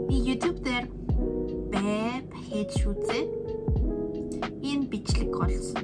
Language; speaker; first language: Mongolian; non-native, learner; Korean